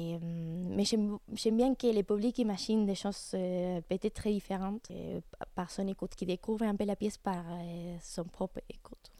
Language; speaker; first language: French; non-native, fluent; Spanish